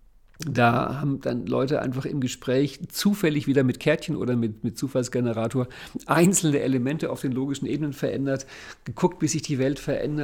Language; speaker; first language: German; native; German